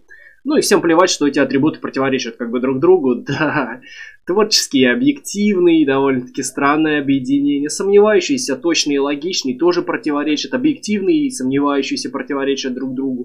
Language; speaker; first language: Russian; native; Russian